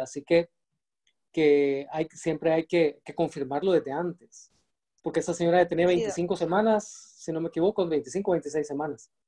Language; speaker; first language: Spanish; native; Spanish